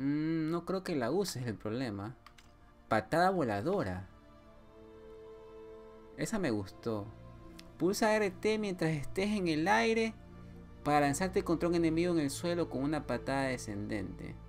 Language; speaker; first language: Spanish; native; Spanish